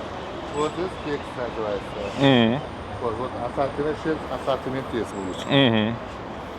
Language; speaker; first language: Russian; non-native, local second language; Uzbek